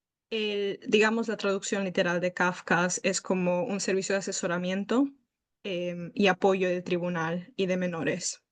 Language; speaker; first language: Spanish; native; Spanish